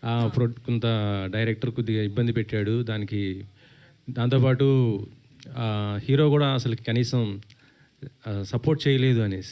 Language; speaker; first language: Telugu; native; Telugu